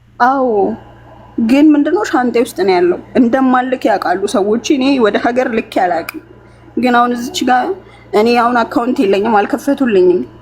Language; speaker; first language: Amharic; native; Amharic